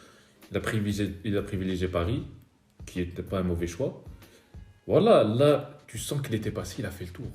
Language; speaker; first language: French; native; French